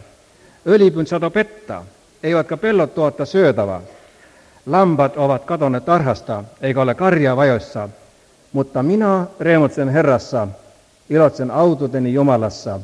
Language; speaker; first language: Finnish; non-native, learner; Estonian